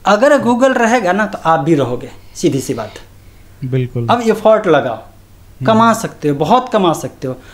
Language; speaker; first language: Hindi; native; Hindi